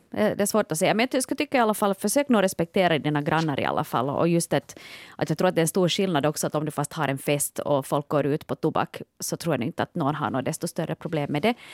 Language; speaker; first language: Swedish; native; Swedish